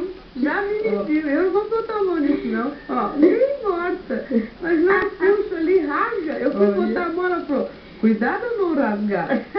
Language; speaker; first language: Portuguese; native; Portuguese